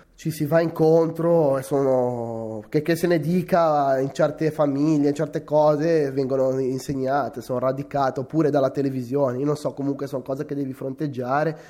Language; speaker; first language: Italian; native; Italian